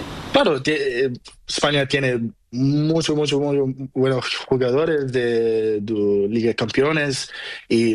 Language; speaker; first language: Spanish; non-native, learner; Portuguese